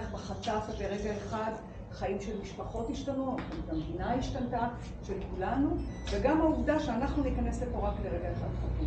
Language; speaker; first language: Hebrew; native; Hebrew